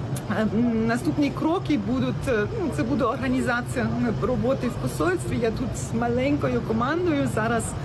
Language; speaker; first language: Ukrainian; non-native, fluent; German